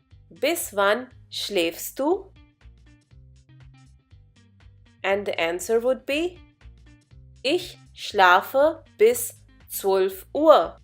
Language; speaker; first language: German; non-native, fluent; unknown